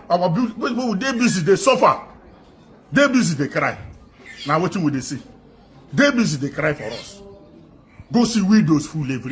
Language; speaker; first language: Nigerian Pidgin; non-native, local second language; Igbo